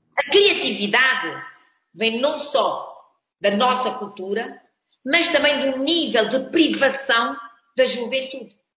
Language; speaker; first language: Portuguese; non-native, local second language; Kabuverdianu